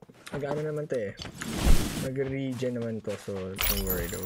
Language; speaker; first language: English; non-native, local second language; Filipino